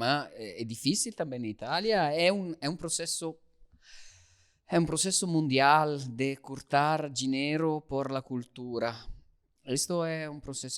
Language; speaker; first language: Portuguese; non-native, learner; Italian